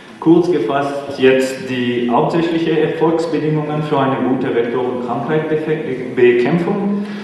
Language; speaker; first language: German; non-native, local second language; French